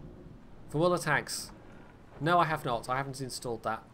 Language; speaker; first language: English; native; English